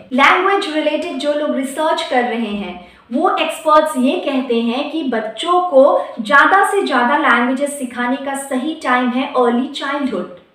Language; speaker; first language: Hindi; non-native, local second language; Assamese